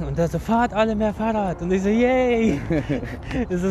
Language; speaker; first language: German; non-native, fluent; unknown